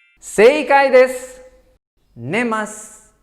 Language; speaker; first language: Japanese; non-native, fluent; Indonesian